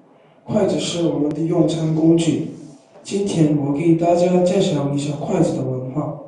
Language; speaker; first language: Chinese; non-native, learner; Korean